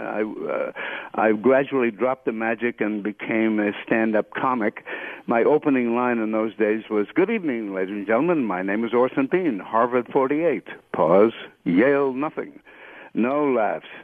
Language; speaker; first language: English; native; English